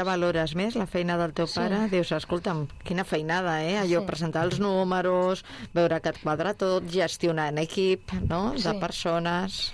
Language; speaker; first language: Catalan; native; Catalan